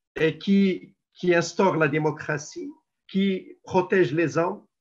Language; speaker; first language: French; non-native, local second language; Arabic